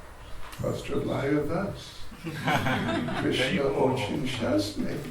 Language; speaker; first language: Russian; non-native, learner; English